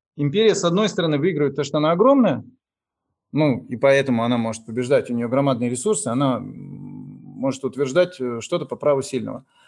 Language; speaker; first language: Russian; native; Russian